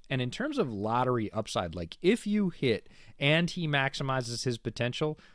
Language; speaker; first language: English; native; English